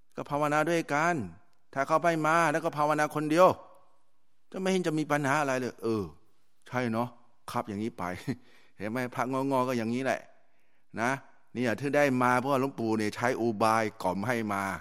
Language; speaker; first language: Thai; native; Thai